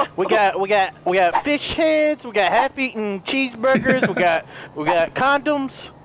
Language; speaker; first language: English; native; English